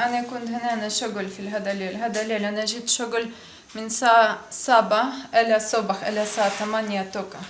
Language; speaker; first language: Arabic; non-native, learner; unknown